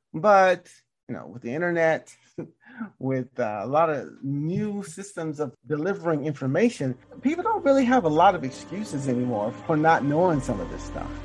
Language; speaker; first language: English; native; English